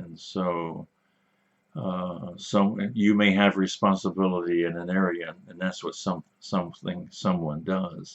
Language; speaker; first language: English; native; English